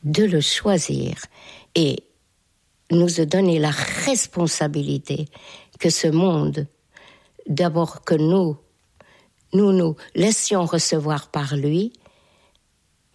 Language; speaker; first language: French; non-native, fluent; Hungarian